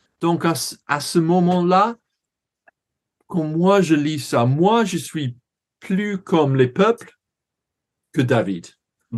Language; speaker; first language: French; non-native, learner; English